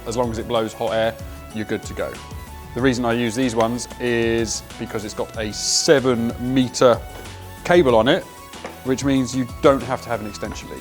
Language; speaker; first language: English; native; English